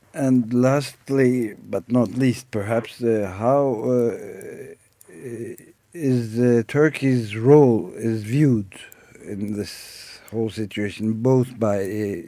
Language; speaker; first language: English; non-native, fluent; Turkish